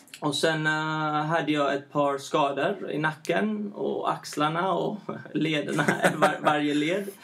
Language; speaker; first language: Swedish; early bilingual, heritage; Swedish